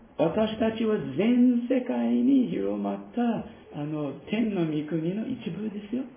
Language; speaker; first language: Japanese; non-native, fluent; English